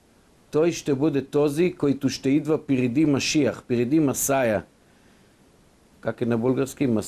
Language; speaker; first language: Bulgarian; non-native, fluent; Hebrew